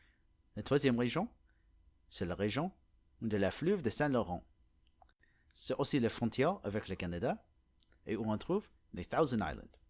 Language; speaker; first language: French; non-native, learner; English